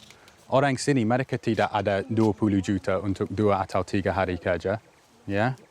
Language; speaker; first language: Indonesian; non-native, learner; English